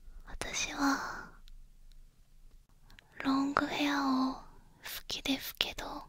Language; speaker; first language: Japanese; non-native, learner; Korean